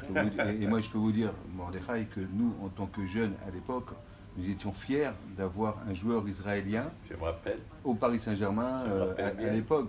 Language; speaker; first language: French; native; French